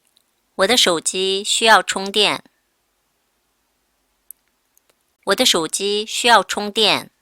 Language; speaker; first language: Chinese; non-native, fluent; Korean